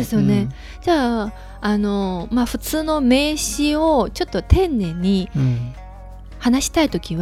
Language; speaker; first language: Japanese; non-native, fluent; Chinese